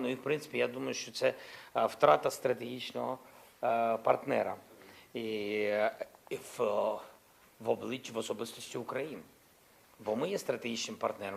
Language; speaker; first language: Ukrainian; non-native, local second language; Russian